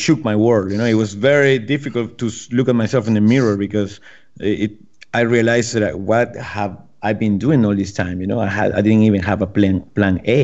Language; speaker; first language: English; non-native, fluent; Spanish